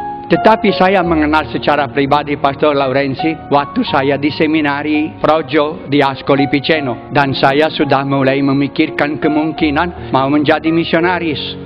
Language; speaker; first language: Indonesian; non-native, fluent; Italian